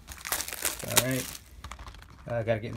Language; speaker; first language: English; native; English